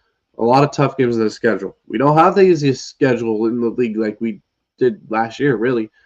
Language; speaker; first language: English; native; English